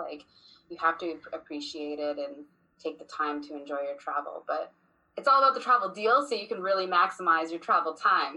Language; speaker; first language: English; native; English